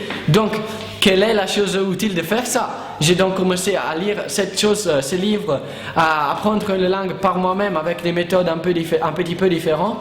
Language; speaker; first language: French; non-native, learner; Italian